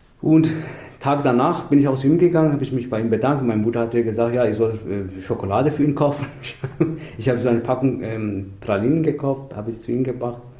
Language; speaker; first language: German; non-native, fluent; Persian